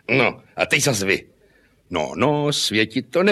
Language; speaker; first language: Czech; native; Czech